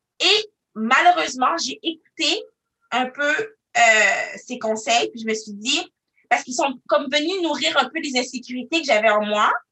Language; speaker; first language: French; early bilingual, other home language; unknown